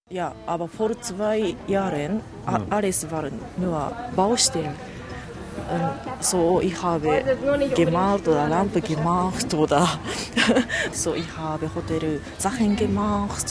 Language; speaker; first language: German; non-native, learner; Japanese